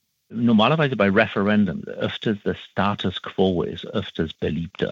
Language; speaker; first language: German; non-native, fluent; English